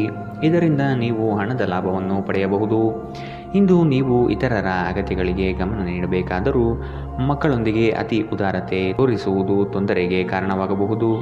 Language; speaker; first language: Kannada; native; Kannada